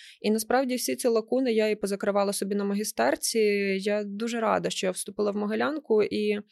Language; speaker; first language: Ukrainian; native; Ukrainian